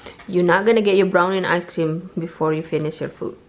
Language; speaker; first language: English; non-native, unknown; Indonesian